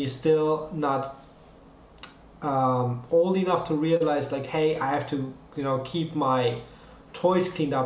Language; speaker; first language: English; non-native, fluent; German